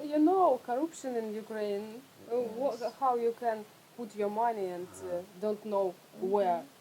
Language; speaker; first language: English; non-native, learner; Russian